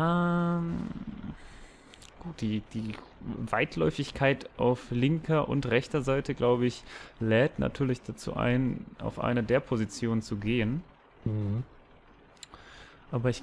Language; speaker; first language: German; native; German